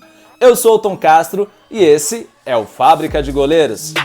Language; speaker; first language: Portuguese; native; Portuguese